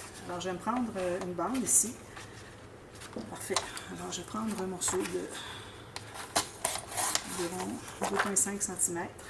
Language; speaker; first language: French; native; French